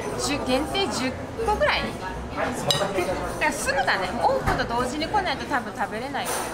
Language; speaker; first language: Japanese; native; Japanese